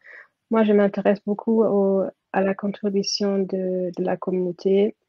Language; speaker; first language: French; non-native, fluent; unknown